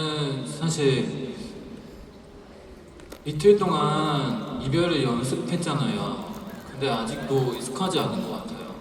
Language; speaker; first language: Korean; non-native, fluent; Chinese